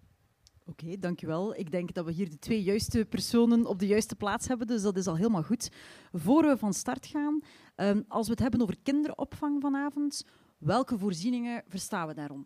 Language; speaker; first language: Dutch; native; Dutch